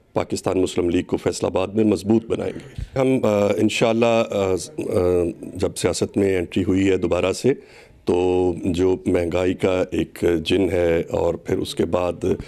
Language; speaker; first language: Urdu; non-native, local second language; Punjabi